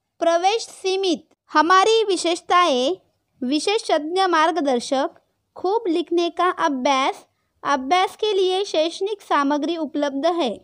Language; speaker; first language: Hindi; non-native, local second language; Marathi